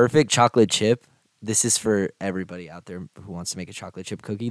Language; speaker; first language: English; native; English